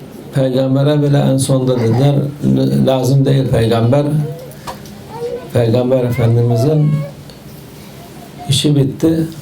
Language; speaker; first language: Turkish; native; Turkish